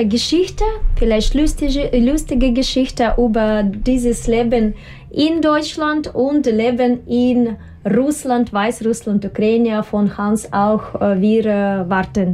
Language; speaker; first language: German; non-native, learner; Russian